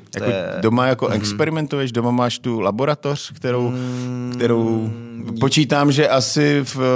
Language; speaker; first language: Czech; native; Czech